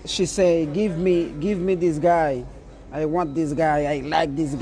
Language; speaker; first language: English; non-native, learner; Haitian Creole